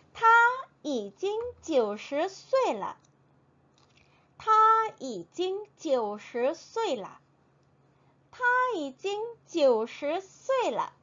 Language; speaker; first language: Chinese; non-native, fluent; Korean